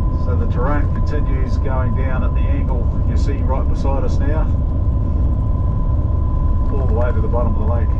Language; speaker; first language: English; native; English